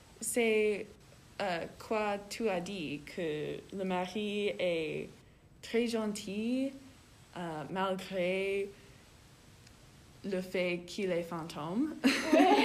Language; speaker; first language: French; non-native, learner; English